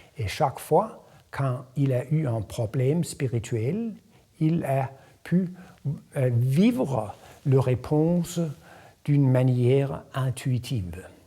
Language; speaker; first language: French; non-native, fluent; Danish